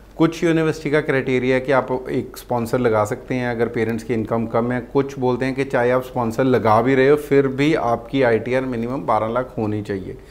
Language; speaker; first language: Hindi; non-native, local second language; Punjabi